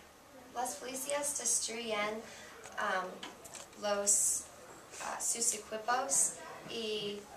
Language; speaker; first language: Spanish; non-native, learner; English